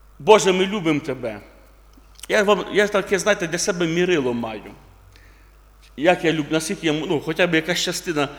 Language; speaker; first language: Ukrainian; non-native, local second language; Russian